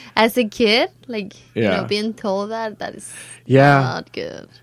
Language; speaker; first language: English; non-native, fluent; Spanish